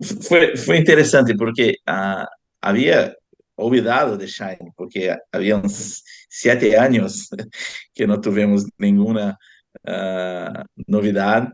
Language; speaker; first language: Spanish; non-native, fluent; Portuguese